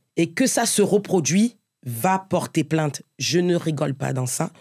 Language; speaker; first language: French; native; French